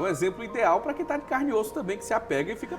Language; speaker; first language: Portuguese; native; Portuguese